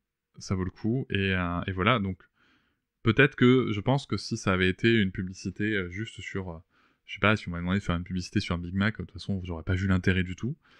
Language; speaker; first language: French; native; French